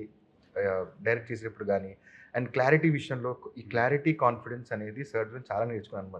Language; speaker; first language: Telugu; native; Telugu